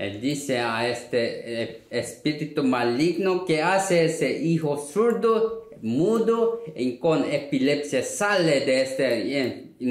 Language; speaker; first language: Spanish; non-native, learner; Korean